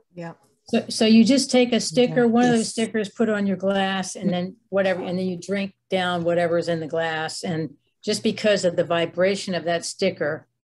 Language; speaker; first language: English; native; English